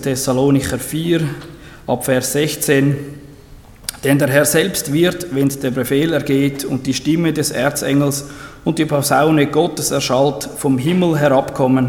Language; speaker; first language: German; native; German